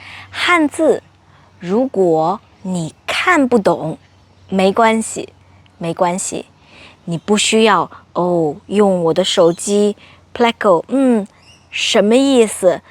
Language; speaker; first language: Chinese; non-native, fluent; English